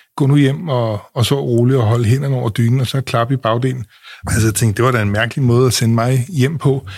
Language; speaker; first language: Danish; native; Danish